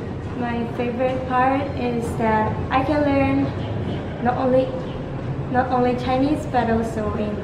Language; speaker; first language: English; non-native, fluent; Japanese